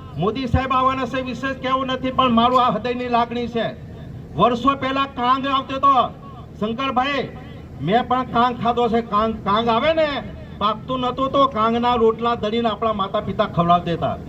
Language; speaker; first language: Gujarati; non-native, local second language; Bhili